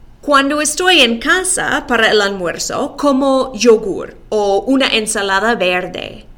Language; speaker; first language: Spanish; non-native, fluent; English